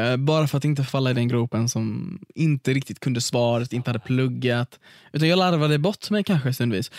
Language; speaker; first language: Swedish; early bilingual, other home language; Arabic